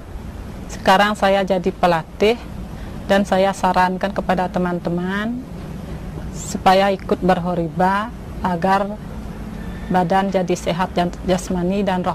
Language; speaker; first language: Indonesian; non-native, local second language; Balinese